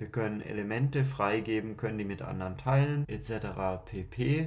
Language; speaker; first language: German; native; German